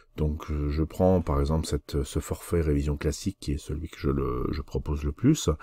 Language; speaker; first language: French; native; French